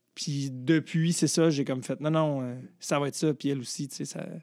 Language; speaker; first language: French; native; French